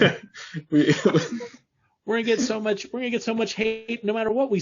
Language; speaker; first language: English; native; English